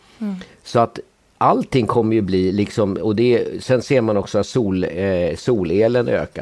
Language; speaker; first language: Swedish; native; Swedish